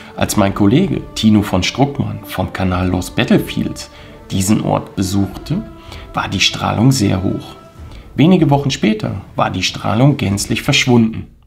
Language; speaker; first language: German; native; German